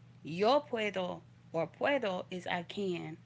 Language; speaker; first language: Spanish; non-native, learner; English